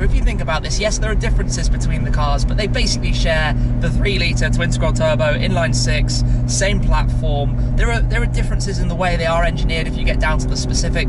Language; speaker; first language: English; native; English